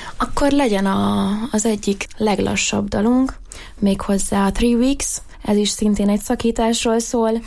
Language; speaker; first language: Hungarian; native; Hungarian